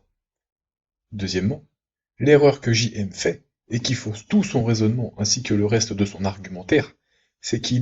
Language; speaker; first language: French; native; French